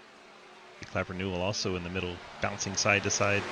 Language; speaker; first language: English; native; English